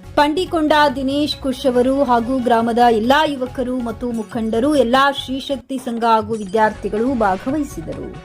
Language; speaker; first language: Kannada; native; Kannada